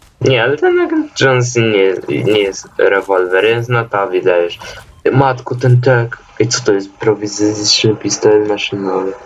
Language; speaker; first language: Polish; native; Polish